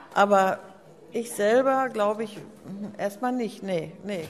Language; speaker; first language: German; native; German